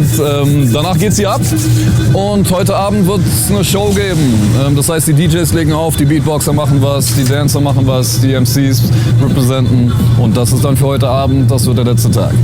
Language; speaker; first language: German; native; German